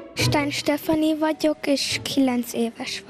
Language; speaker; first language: Hungarian; early bilingual, heritage; Hungarian